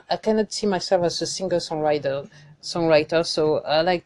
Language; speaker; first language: English; non-native, fluent; French